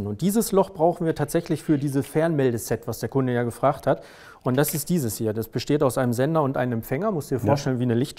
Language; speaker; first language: German; native; German